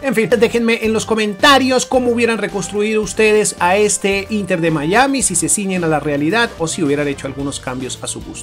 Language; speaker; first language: Spanish; native; Spanish